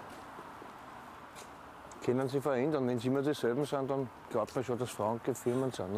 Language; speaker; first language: German; native; German